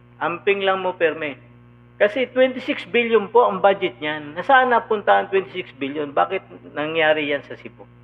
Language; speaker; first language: Filipino; non-native, local second language; Cebuano